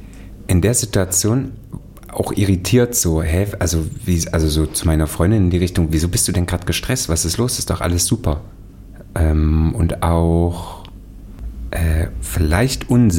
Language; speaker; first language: German; native; German